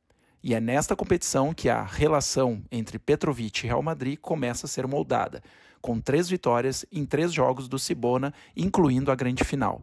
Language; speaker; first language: Portuguese; native; Portuguese